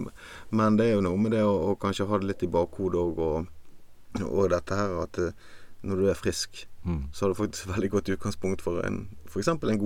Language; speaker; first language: Norwegian; native; Norwegian